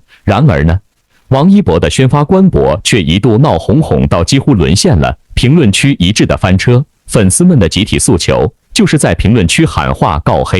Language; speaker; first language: Chinese; native; Chinese